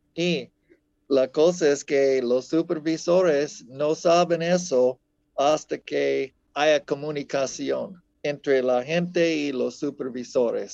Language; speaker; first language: Spanish; non-native, fluent; English